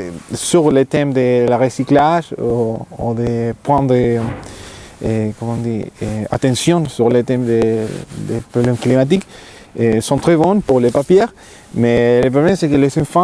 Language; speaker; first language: French; non-native, learner; Spanish